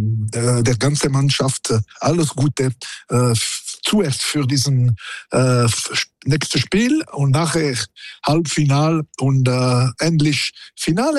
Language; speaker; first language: German; non-native, local second language; French